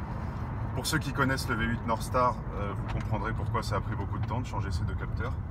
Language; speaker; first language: French; native; French